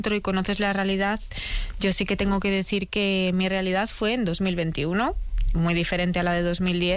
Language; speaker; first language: Spanish; native; Spanish